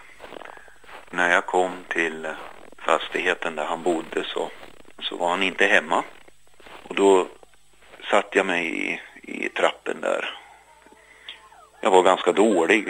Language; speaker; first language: Swedish; native; Swedish